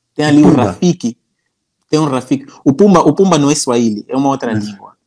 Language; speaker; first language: Portuguese; native; Portuguese